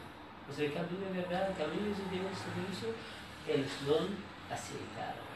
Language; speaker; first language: Portuguese; non-native, learner; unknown